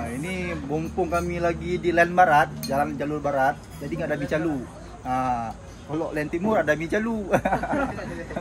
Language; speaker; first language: Indonesian; non-native, local second language; Achinese